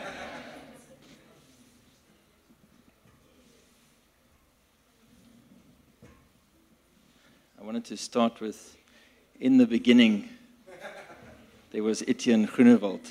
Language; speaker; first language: English; native; English